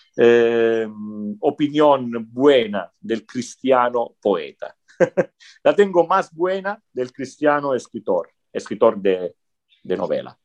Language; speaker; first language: Spanish; non-native, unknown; Italian